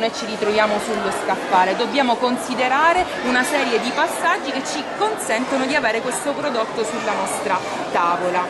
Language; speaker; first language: Italian; native; Italian